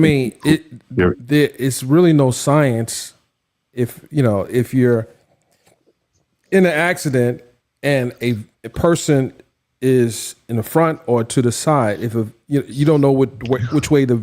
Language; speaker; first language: English; native; English